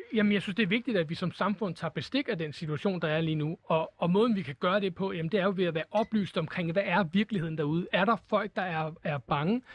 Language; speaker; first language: Danish; native; Danish